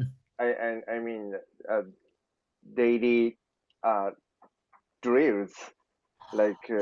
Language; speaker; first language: English; non-native, learner; Japanese